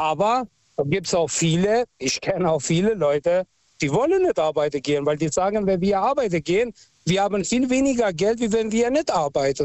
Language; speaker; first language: German; non-native, fluent; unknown